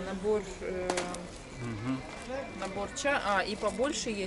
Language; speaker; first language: Russian; native; Russian